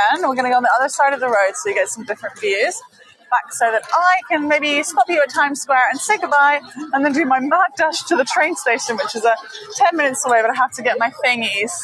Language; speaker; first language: English; native; English